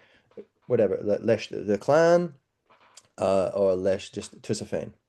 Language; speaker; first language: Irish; non-native, learner; English